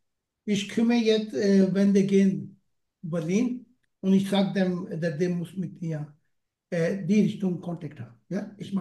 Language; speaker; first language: German; non-native, learner; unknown